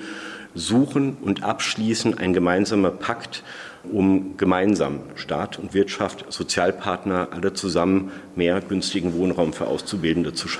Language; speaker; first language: German; native; German